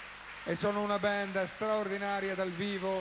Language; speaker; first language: Italian; native; Italian